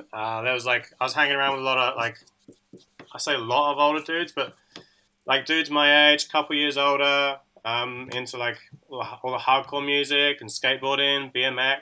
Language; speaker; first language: English; native; English